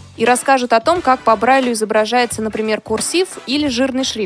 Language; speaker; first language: Russian; native; Russian